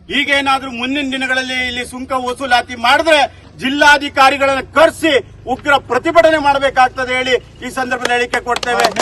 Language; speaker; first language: Kannada; native; Kannada